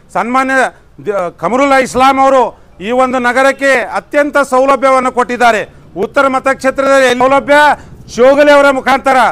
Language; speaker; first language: Kannada; native; Kannada